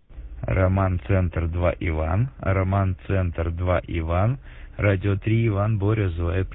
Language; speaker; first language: Russian; non-native, local second language; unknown